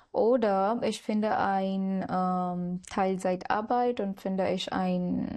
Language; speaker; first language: German; non-native, learner; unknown